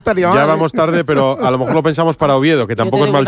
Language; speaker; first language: Spanish; native; Spanish